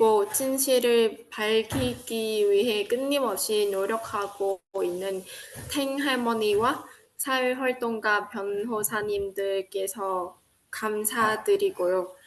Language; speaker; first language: Korean; non-native, fluent; Vietnamese